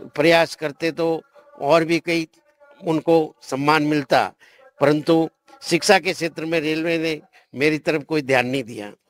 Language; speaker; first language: Hindi; native; Hindi